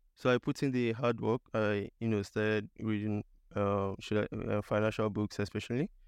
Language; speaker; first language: English; non-native, local second language; Igbo